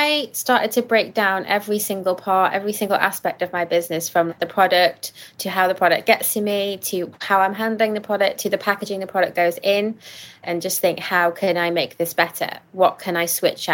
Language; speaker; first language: English; native; English